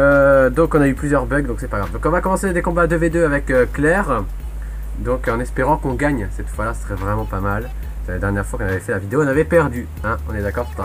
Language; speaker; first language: French; native; French